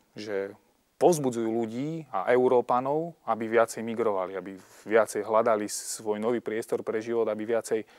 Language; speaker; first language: Slovak; native; Slovak